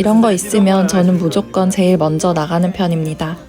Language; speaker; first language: Korean; native; Korean